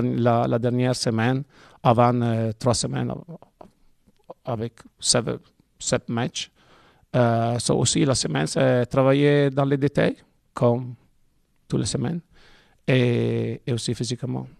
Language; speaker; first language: French; non-native, learner; Italian